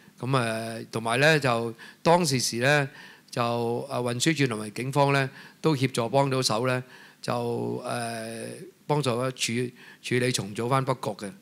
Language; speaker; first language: Cantonese; native; Cantonese